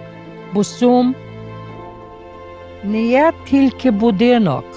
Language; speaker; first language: Ukrainian; early bilingual, heritage; Ukrainian